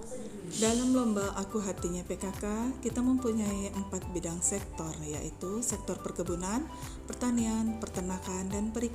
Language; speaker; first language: Indonesian; native; Indonesian